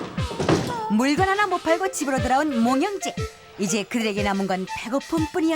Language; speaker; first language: Korean; native; Korean